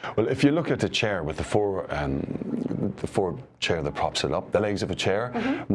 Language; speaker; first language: English; native; English